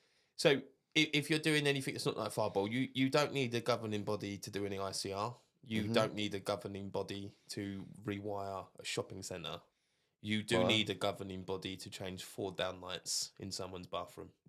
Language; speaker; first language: English; native; English